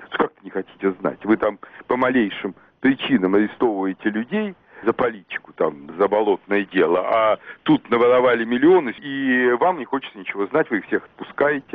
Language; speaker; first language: Russian; native; Russian